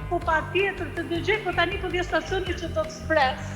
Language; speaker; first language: Albanian; native; Albanian